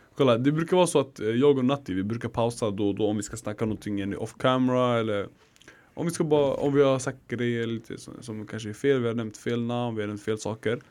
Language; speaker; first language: Swedish; early bilingual, other home language; Arabic